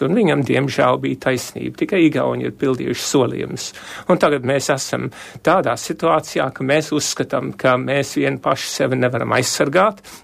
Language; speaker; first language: Latvian; early bilingual, heritage; Latvian